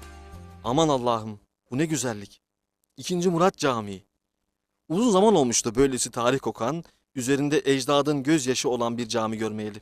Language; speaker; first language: Turkish; native; Turkish